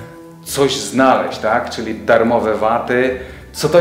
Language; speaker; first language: Polish; native; Polish